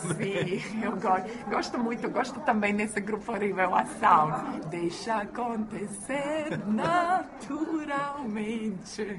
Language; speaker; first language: Portuguese; non-native, learner; Croatian